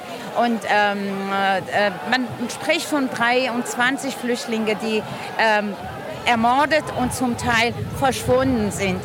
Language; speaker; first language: German; non-native, fluent; Persian